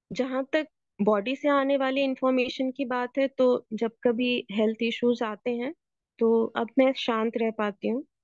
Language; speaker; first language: Hindi; native; Hindi